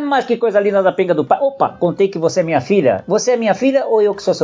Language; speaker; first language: Portuguese; native; Portuguese